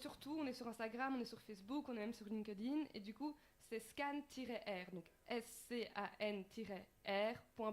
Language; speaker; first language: French; native; French